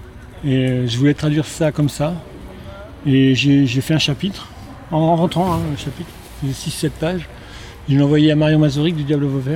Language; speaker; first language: French; native; French